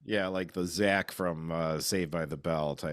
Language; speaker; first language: English; native; English